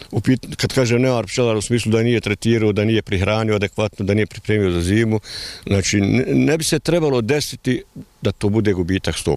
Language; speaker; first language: Serbian; native; Serbian